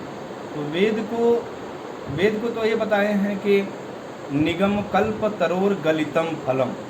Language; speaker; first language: Hindi; native; Hindi